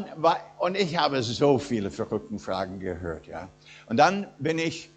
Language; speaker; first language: German; non-native, fluent; English